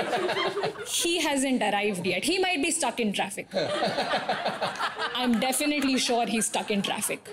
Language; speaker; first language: English; non-native, local second language; Hindi